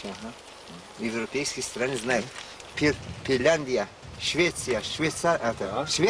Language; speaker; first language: Russian; non-native, local second language; Kazakh